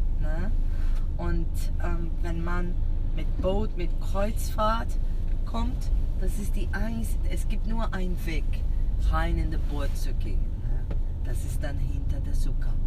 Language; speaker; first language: German; non-native, fluent; Portuguese